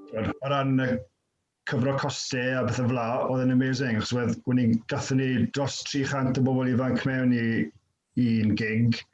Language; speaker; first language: Welsh; native; Welsh